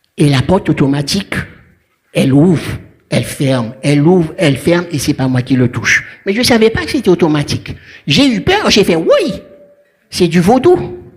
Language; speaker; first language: French; non-native, local second language; Haitian Creole